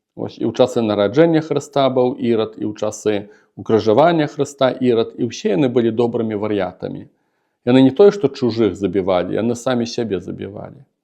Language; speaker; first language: Belarusian; native; Belarusian